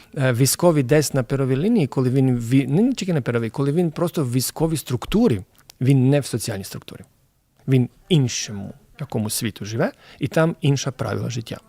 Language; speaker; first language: Ukrainian; non-native, fluent; Croatian